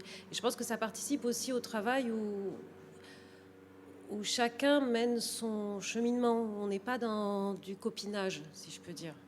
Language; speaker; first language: French; native; French